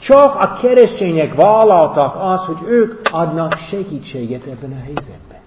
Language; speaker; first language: Hungarian; non-native, fluent; English